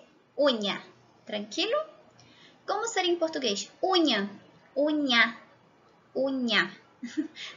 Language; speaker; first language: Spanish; non-native, fluent; Portuguese